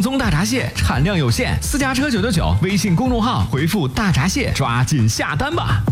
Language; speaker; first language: Chinese; native; Chinese